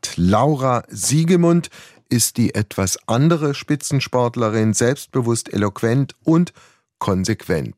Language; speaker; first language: German; native; German